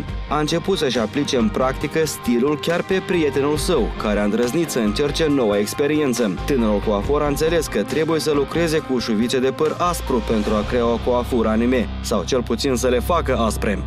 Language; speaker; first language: Romanian; native; Romanian